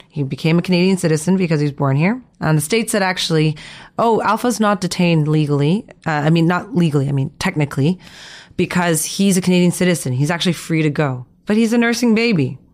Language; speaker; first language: English; early bilingual, other home language; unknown